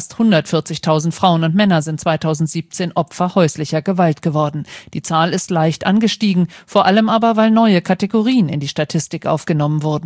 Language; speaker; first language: German; native; German